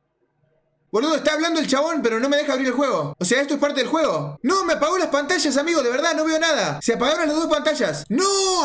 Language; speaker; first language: Spanish; native; Spanish